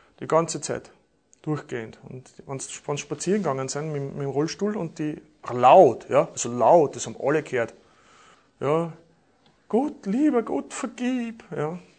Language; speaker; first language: German; native; German